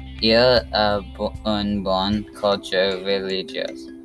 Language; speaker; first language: French; non-native, learner; English